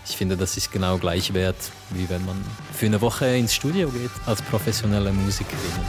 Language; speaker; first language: German; native; German